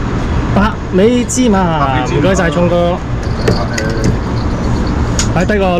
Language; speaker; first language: Chinese; native; Chinese